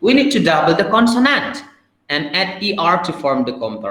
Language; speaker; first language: English; non-native, fluent; Indonesian